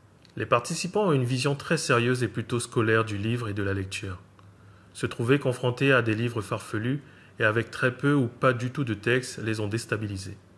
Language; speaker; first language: French; native; French